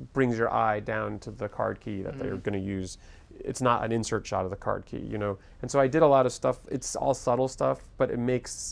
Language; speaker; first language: English; native; English